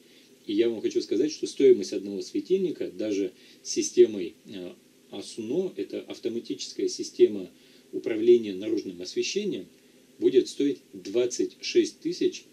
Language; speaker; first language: Russian; native; Russian